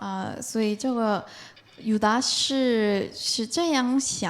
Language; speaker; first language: Chinese; non-native, fluent; Korean